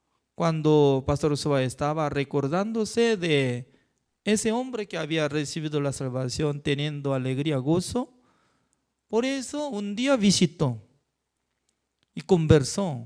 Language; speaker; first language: Spanish; non-native, fluent; Korean